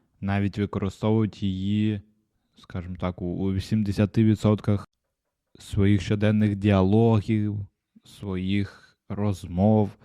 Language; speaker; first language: Ukrainian; non-native, local second language; Russian